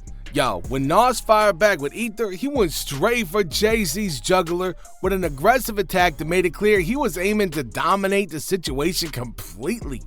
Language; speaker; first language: English; native; English